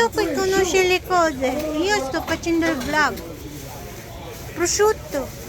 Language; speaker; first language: Italian; non-native, learner; Filipino